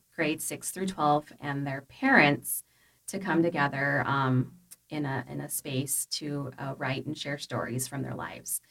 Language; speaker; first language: English; early bilingual, other home language; Spanish